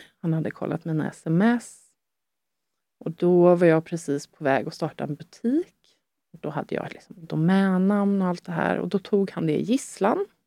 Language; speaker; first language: Swedish; native; Swedish